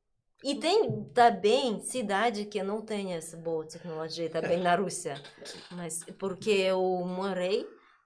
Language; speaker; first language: Portuguese; non-native, learner; Russian